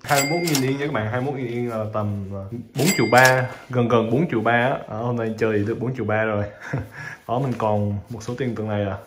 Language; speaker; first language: Vietnamese; native; Vietnamese